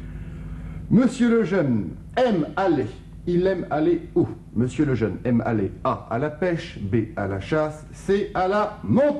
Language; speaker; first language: French; native; French